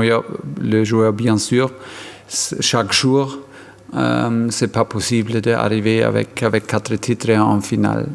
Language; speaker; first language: French; non-native, fluent; German